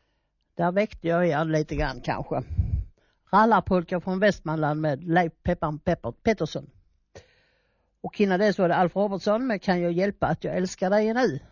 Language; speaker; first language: Swedish; native; Swedish